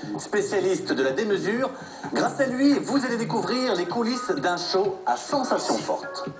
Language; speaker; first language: French; native; French